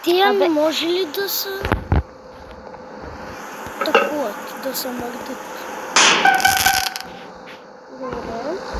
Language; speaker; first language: Bulgarian; non-native, local second language; Turkish